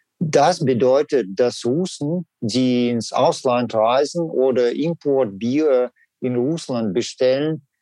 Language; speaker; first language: German; non-native, learner; Russian